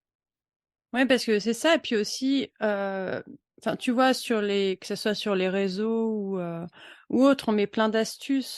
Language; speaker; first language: French; native; French